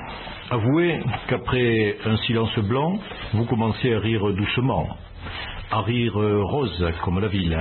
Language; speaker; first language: French; native; French